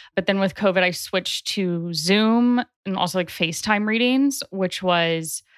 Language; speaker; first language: English; native; English